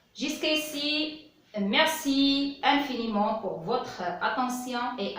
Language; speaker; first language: French; non-native, local second language; Arabic